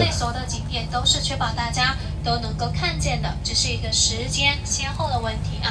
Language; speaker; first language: Chinese; native; Chinese